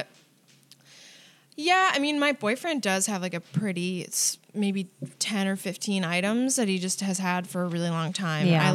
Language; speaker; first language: English; native; English